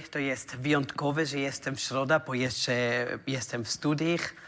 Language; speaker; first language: Polish; non-native, learner; German